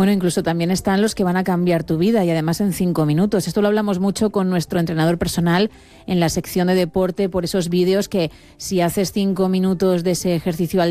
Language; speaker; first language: Spanish; native; Spanish